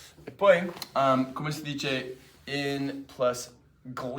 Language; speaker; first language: Italian; non-native, fluent; English